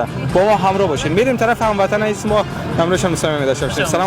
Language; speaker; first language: Persian; native; Persian